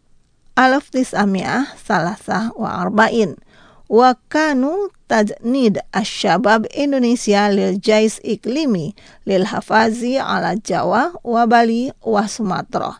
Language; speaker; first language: Arabic; non-native, fluent; Indonesian